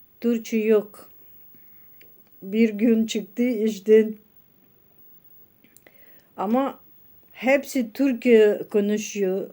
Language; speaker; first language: Turkish; non-native, learner; Russian